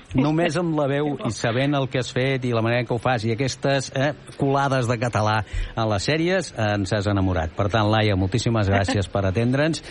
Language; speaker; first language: Catalan; native; Catalan